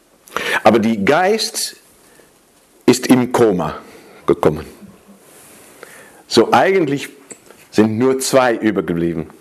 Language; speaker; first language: German; non-native, fluent; Dutch